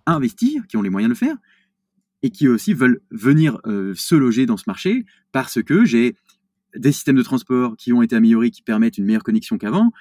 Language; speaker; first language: French; native; French